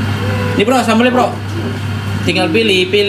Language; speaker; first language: Indonesian; native; Indonesian